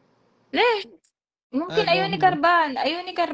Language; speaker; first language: Arabic; non-native, learner; Bangla